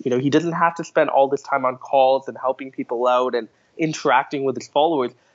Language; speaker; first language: English; native; English